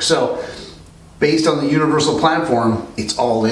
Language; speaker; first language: English; native; English